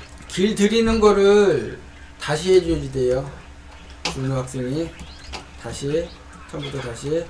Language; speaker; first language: Korean; native; Korean